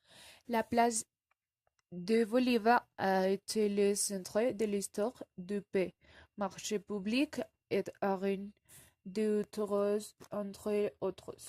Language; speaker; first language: French; non-native, learner; Spanish